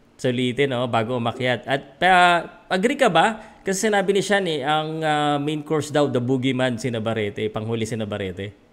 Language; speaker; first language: Filipino; native; Filipino